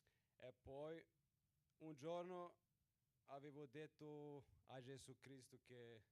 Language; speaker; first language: Italian; non-native, learner; Swedish